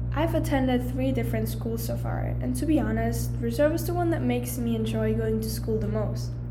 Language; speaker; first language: English; early bilingual, other home language; German